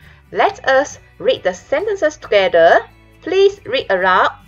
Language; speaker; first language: English; non-native, local second language; Chinese